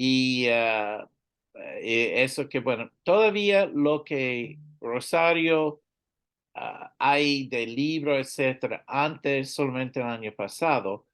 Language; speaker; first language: Spanish; non-native, learner; English